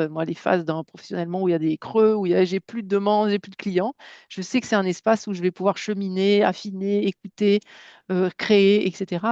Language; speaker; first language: French; native; French